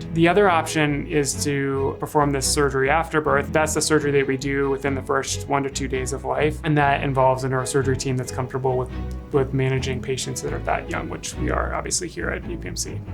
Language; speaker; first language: English; native; English